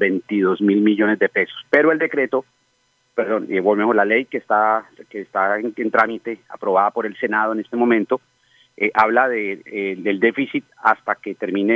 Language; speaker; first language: Spanish; native; Spanish